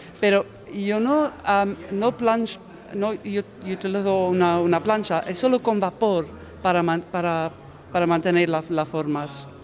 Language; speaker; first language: Spanish; non-native, learner; English